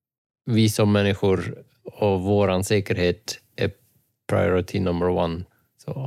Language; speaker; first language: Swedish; non-native, fluent; Dutch